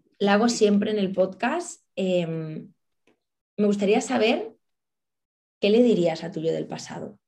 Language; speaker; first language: Spanish; native; Spanish